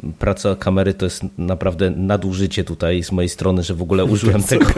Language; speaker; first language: Polish; native; Polish